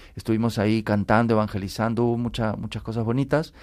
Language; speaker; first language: Spanish; native; Spanish